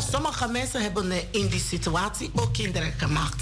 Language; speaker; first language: Dutch; non-native, learner; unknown